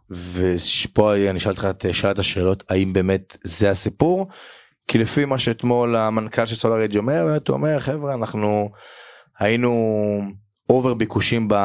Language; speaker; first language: Hebrew; native; Hebrew